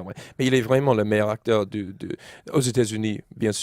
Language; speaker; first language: French; non-native, learner; English